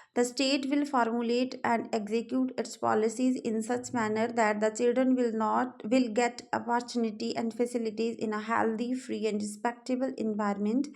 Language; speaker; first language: English; non-native, local second language; Punjabi